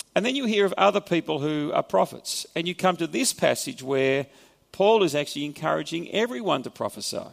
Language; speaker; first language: English; native; English